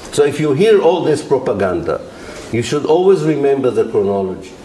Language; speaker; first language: English; non-native, fluent; Arabic